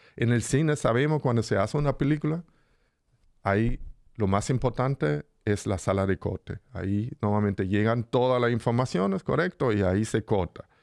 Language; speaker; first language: Spanish; non-native, fluent; German